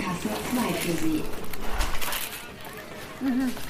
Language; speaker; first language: German; non-native, learner; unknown